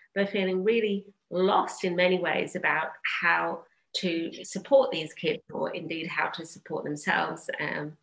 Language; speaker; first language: English; native; English